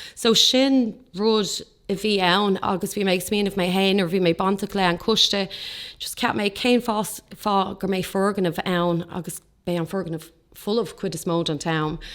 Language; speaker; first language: Irish; non-native, local second language; English